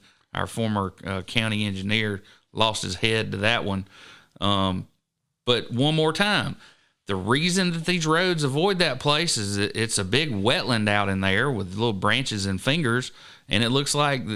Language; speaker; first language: English; native; English